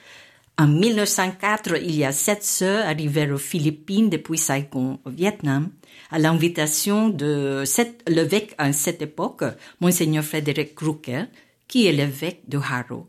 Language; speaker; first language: French; non-native, fluent; Filipino